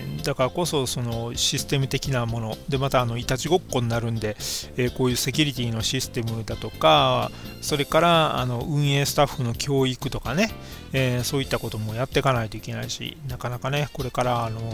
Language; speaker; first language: Japanese; native; Japanese